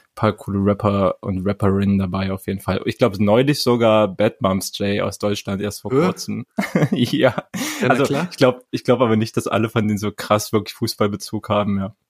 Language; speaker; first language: German; native; German